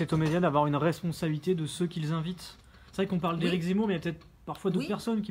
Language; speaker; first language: French; native; French